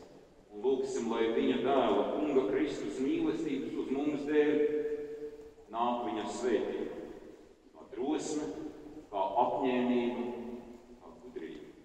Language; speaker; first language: Latvian; native; Latvian